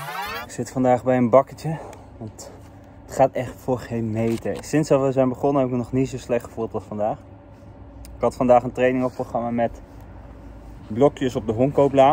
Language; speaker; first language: Dutch; native; Dutch